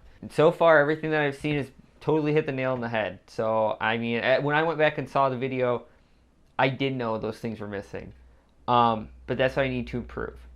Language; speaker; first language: English; native; English